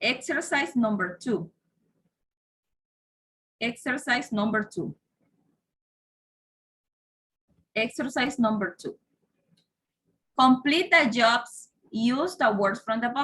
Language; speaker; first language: English; non-native, fluent; Spanish